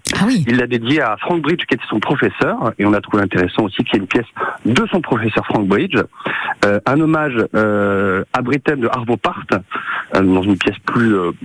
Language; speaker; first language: French; native; French